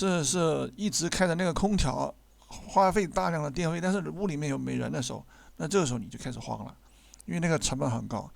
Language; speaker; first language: Chinese; native; Chinese